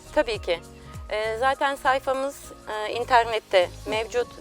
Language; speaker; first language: Turkish; native; Turkish